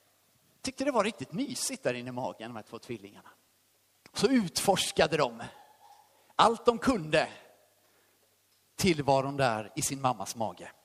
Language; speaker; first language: Swedish; native; Swedish